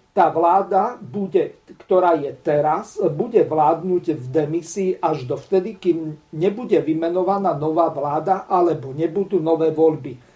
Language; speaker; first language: Slovak; native; Slovak